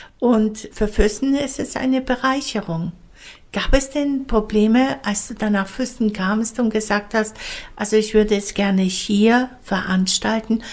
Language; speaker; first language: German; native; German